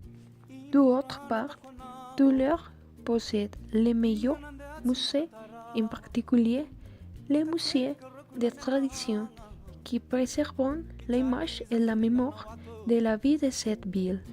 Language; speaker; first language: French; non-native, learner; Spanish